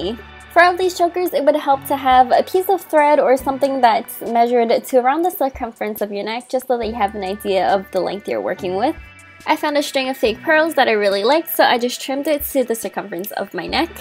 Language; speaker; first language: English; native; English